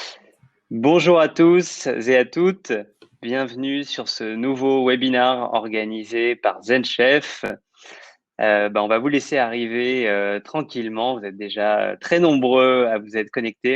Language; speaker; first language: French; native; French